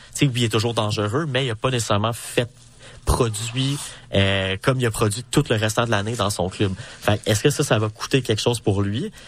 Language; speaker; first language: French; native; French